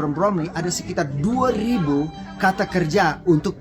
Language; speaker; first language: Indonesian; non-native, local second language; English